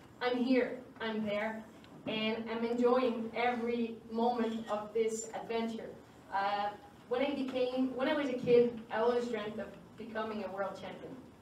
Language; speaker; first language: English; non-native, fluent; French